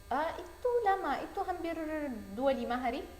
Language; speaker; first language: Indonesian; non-native, learner; Arabic